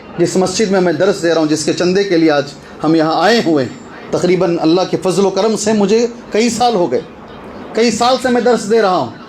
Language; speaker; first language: Urdu; native; Urdu